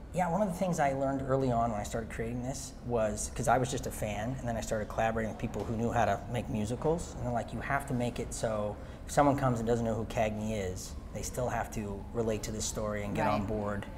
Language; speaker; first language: English; native; English